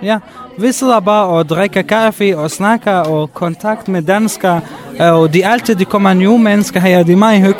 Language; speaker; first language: Danish; non-native, learner; Arabic